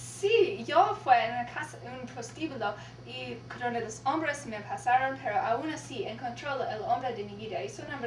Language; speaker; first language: Spanish; non-native, learner; English